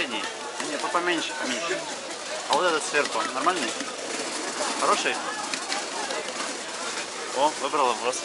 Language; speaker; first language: Russian; native; Russian